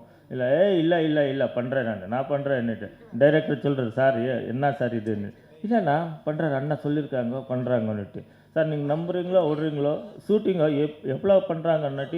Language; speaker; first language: Tamil; non-native, learner; Kannada